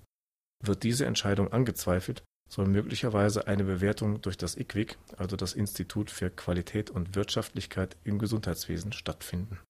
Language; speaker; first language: German; native; German